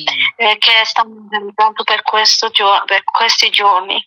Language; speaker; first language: Italian; non-native, learner; Persian